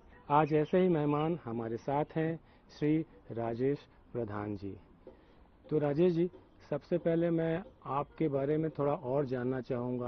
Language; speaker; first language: Hindi; native; Hindi